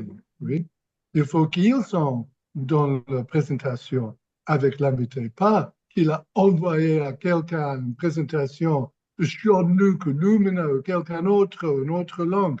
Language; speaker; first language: French; non-native, fluent; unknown